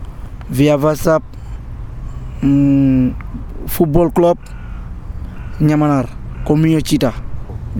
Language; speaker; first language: Italian; non-native, learner; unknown